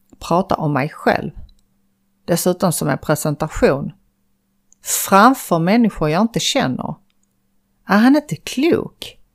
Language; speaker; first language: Swedish; early bilingual, other home language; Persian